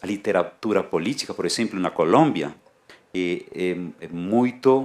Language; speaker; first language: Portuguese; non-native, fluent; Spanish